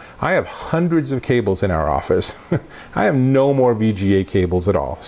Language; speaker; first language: English; native; English